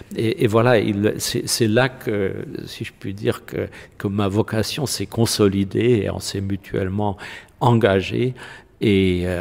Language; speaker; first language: French; non-native, fluent; German